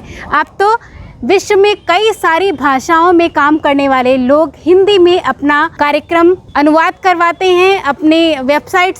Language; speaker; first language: Hindi; native; Hindi